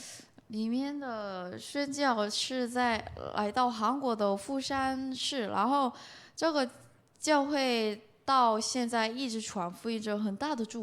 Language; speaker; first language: Chinese; non-native, fluent; Korean